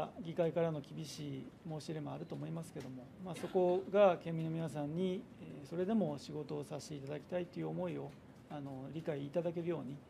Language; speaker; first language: Japanese; native; Japanese